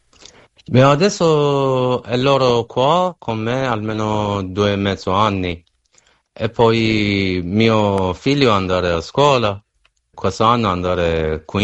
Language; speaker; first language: Italian; non-native, learner; Persian